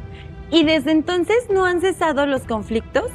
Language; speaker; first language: Spanish; native; Spanish